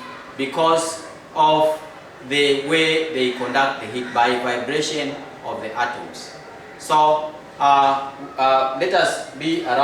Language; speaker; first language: English; non-native, local second language; Swahili